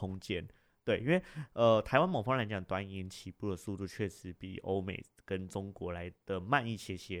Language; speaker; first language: Chinese; native; Chinese